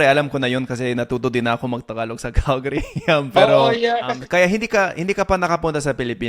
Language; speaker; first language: Filipino; non-native, fluent; English